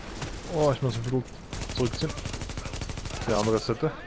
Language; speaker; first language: German; native; German